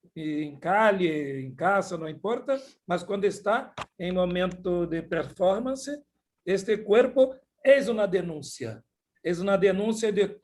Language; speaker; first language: Portuguese; non-native, fluent; Spanish